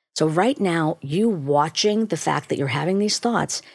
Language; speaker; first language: English; native; English